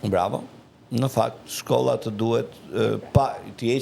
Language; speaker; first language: Albanian; native; Albanian